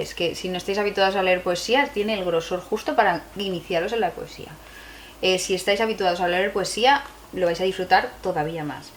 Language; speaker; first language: Spanish; native; Spanish